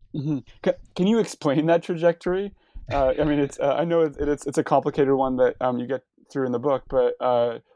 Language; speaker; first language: English; native; English